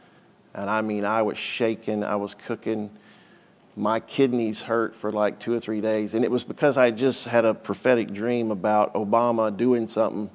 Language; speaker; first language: English; native; English